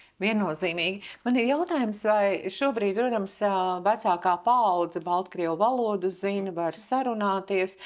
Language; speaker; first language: Latvian; native; Latvian